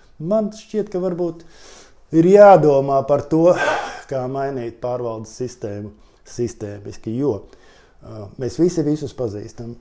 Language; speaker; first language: Latvian; non-native, local second language; Russian